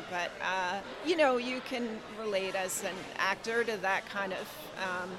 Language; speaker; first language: English; native; English